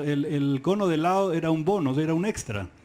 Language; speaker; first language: Spanish; native; Spanish